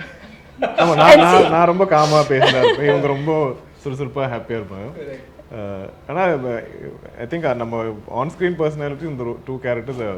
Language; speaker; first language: Tamil; non-native, local second language; Malayalam